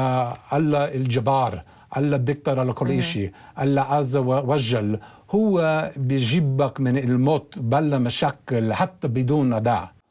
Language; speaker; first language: Arabic; non-native, learner; English